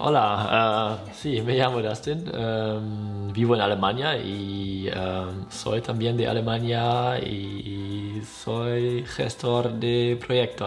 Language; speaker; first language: Spanish; non-native, learner; German